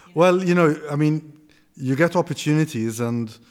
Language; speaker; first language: English; non-native, fluent; Arabic